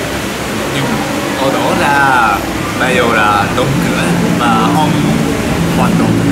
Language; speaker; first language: Vietnamese; non-native, learner; Japanese